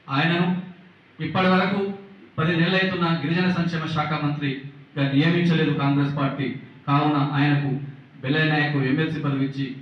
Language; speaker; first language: Telugu; non-native, local second language; Lambadi